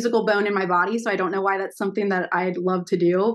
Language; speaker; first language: English; native; English